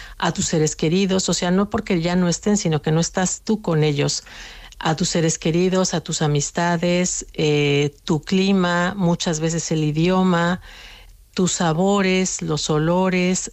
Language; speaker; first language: Spanish; native; Spanish